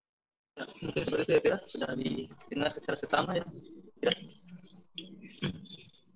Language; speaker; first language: Indonesian; native; Indonesian